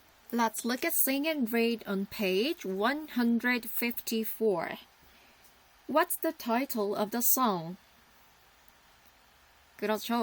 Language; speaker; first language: English; non-native, fluent; Korean